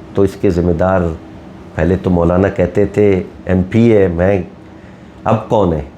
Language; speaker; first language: Urdu; non-native, local second language; Baluchi